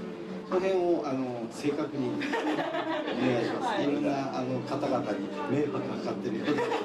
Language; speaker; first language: Japanese; native; Japanese